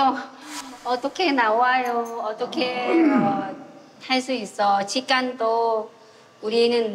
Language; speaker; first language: Korean; non-native, learner; Thai